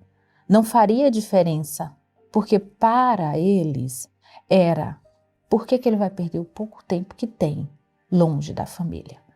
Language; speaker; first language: Portuguese; native; Portuguese